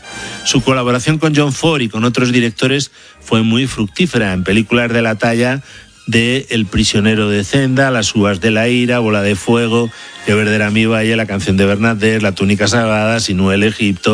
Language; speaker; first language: Spanish; native; Spanish